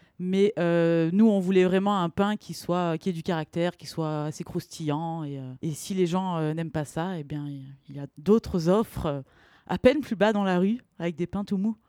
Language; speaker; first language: French; native; French